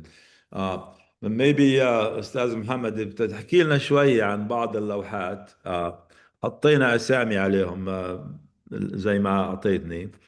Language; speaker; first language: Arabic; native; Arabic